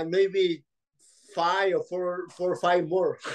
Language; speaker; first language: English; non-native, learner; Spanish